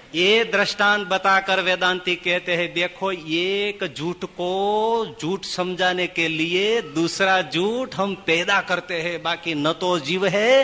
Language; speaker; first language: Hindi; non-native, local second language; Gujarati